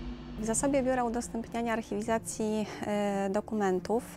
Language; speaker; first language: Polish; native; Polish